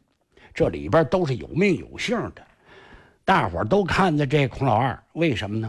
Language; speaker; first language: Chinese; native; Chinese